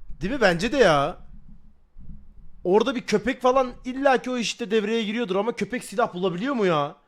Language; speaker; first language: Turkish; native; Turkish